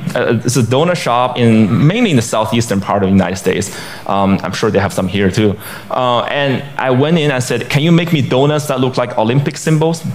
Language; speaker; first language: English; non-native, fluent; Chinese